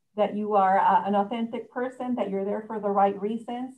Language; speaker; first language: English; non-native, fluent; Spanish